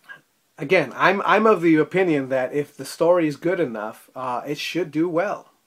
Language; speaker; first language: English; native; English